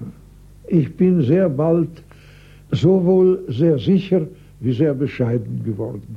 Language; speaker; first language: German; native; German